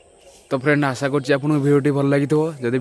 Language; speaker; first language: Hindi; non-native, local second language; Odia